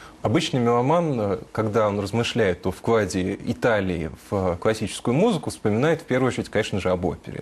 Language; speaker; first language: Russian; native; Russian